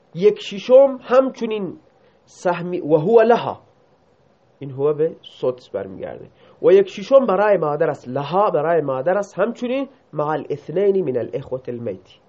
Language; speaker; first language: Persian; non-native, local second language; Baluchi